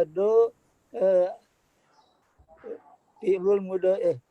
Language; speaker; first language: Arabic; non-native, learner; Indonesian